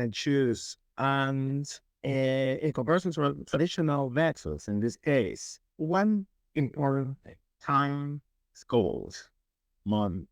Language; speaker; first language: English; non-native, learner; Spanish